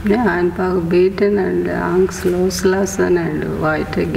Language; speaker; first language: German; non-native, learner; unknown